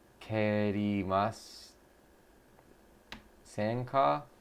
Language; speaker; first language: Japanese; non-native, learner; English